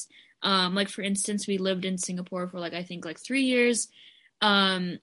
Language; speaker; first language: English; non-native, local second language; Filipino